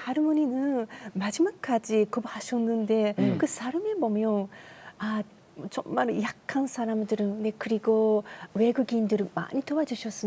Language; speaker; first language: Korean; non-native, learner; Japanese